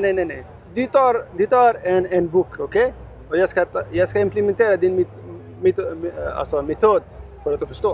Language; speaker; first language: Swedish; non-native, learner; Arabic